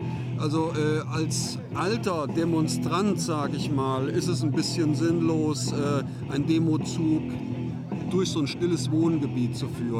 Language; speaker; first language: German; native; German